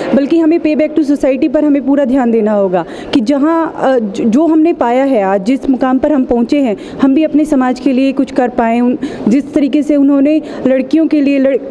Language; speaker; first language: Hindi; native; Hindi